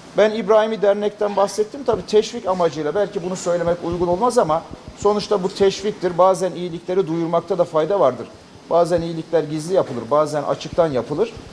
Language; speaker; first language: Turkish; native; Turkish